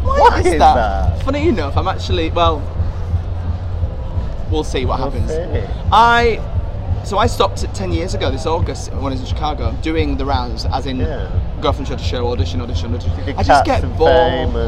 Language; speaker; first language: English; native; English